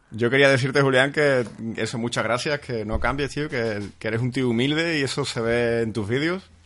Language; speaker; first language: Spanish; native; Spanish